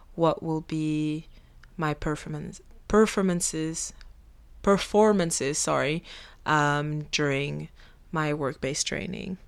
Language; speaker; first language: English; non-native, fluent; French